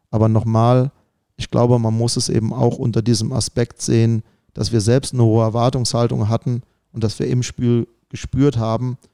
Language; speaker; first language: German; native; German